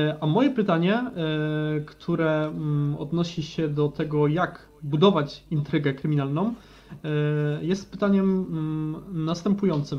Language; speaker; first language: Polish; native; Polish